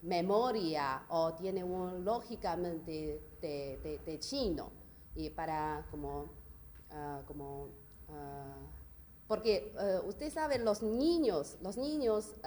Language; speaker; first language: Spanish; non-native, learner; Chinese